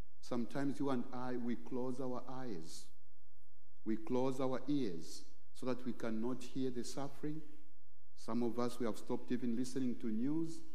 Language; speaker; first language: English; non-native, local second language; Bemba